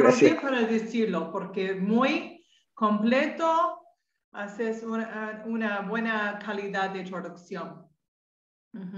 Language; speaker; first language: Spanish; non-native, fluent; English